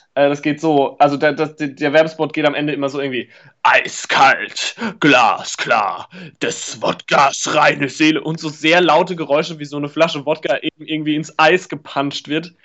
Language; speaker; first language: German; native; German